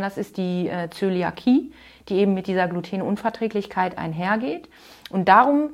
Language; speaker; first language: German; native; German